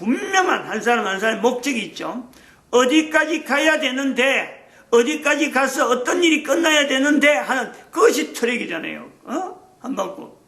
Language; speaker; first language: Korean; native; Korean